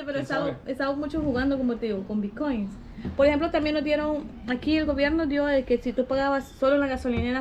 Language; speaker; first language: Spanish; native; Spanish